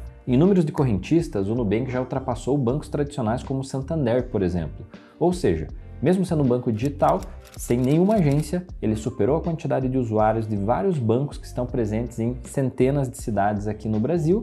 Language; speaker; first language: Portuguese; native; Portuguese